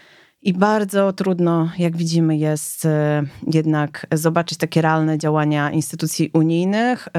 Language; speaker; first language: Polish; native; Polish